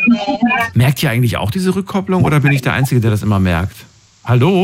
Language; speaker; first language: German; native; German